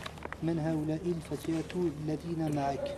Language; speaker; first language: Arabic; non-native, learner; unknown